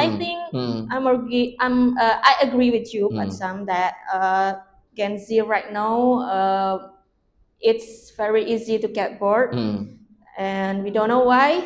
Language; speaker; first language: English; non-native, learner; Indonesian